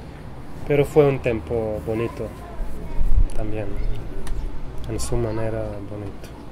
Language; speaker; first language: Spanish; non-native, fluent; Serbian